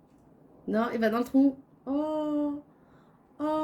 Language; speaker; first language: French; native; French